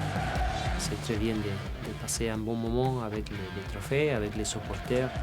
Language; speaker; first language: French; non-native, learner; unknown